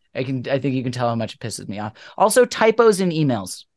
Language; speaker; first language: English; native; English